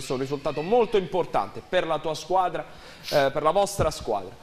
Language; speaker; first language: Italian; native; Italian